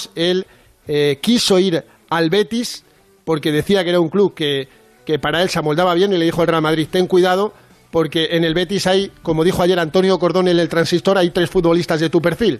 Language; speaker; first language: Spanish; native; Spanish